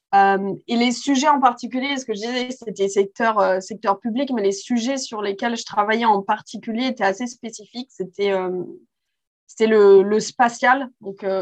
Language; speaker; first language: French; native; French